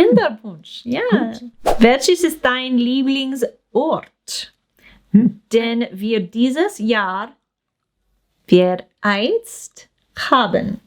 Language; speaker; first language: German; non-native, learner; English